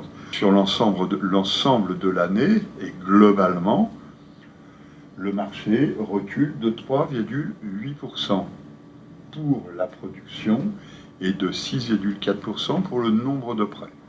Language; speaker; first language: French; native; French